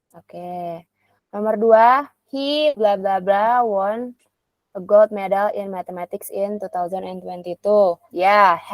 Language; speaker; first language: English; non-native, learner; Indonesian